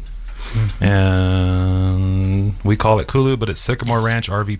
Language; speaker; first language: English; native; English